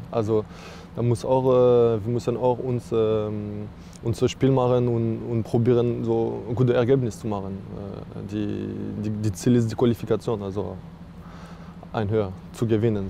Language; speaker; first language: German; non-native, learner; French